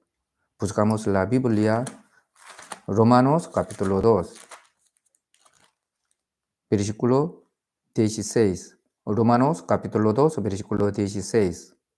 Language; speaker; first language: Spanish; non-native, learner; Korean